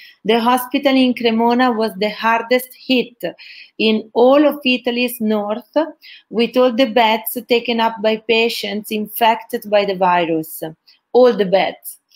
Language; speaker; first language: English; non-native, fluent; Italian